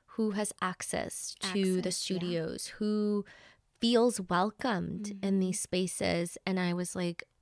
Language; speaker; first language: English; early bilingual, other home language; Spanish